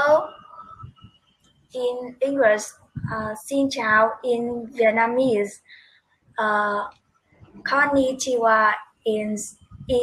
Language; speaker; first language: English; non-native, learner; Vietnamese